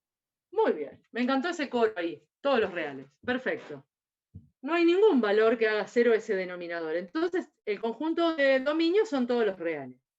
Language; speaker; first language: Spanish; native; Spanish